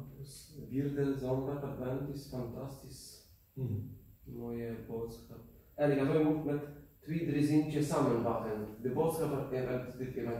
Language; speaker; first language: Dutch; non-native, learner; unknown